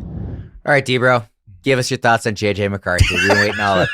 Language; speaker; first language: English; native; English